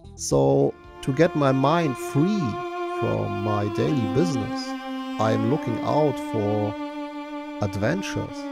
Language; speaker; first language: English; non-native, fluent; German